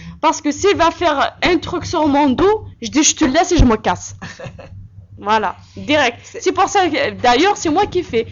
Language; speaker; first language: French; non-native, local second language; Kabyle